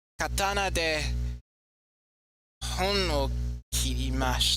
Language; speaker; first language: Japanese; non-native, learner; English